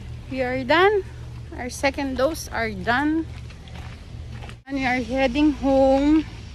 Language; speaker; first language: English; non-native, local second language; Filipino